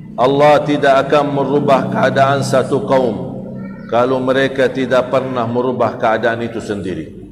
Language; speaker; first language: Malay; non-native, fluent; Arabic